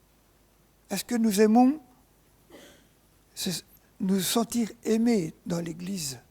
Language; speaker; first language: French; native; French